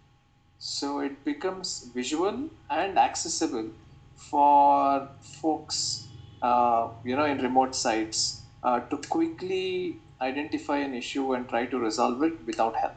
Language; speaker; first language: English; non-native, local second language; Kannada